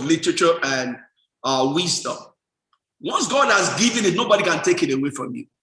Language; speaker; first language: English; non-native, local second language; Yoruba